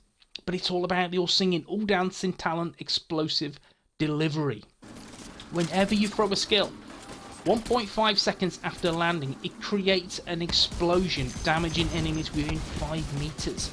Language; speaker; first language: English; native; English